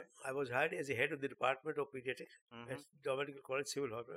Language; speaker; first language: English; non-native, local second language; Urdu